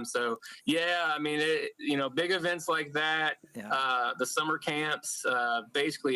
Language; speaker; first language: English; native; English